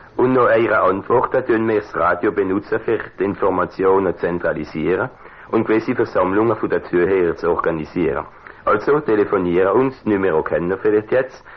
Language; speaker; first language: German; non-native, local second language; Swiss German